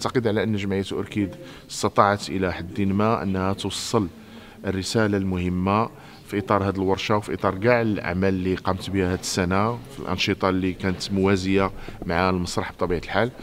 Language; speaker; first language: Arabic; native; Arabic